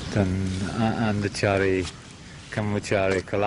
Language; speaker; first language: Indonesian; non-native, learner; English